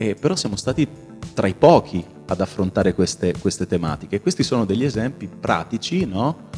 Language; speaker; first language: Italian; early bilingual, other home language; Albanian